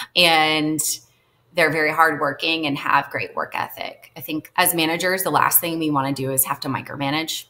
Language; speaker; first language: English; native; English